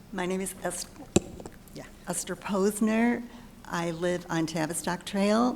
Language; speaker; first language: English; early bilingual, other home language; German